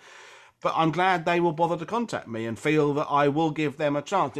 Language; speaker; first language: English; native; English